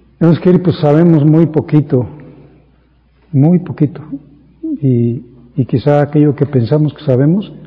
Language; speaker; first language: Spanish; native; Spanish